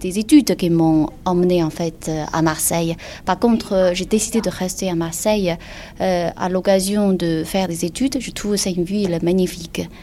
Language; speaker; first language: French; non-native, fluent; Chinese